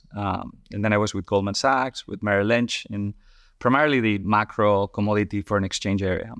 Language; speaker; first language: English; non-native, fluent; Spanish